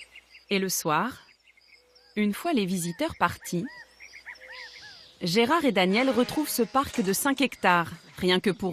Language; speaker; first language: French; native; French